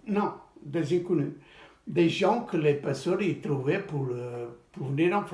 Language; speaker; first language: French; non-native, fluent; Portuguese